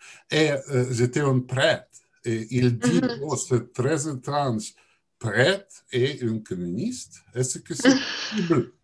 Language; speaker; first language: French; non-native, learner; Russian